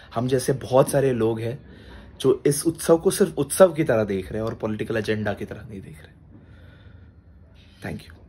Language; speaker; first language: Hindi; non-native, local second language; Marathi